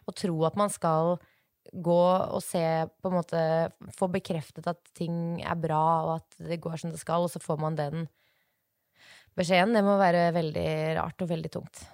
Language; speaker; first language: Norwegian; native; Norwegian